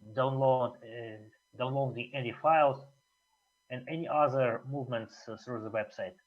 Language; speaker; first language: English; non-native, fluent; Russian